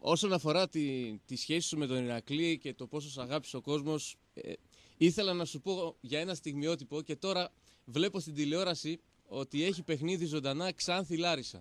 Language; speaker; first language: Greek; native; Greek